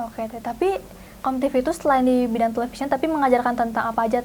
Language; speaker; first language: Indonesian; native; Indonesian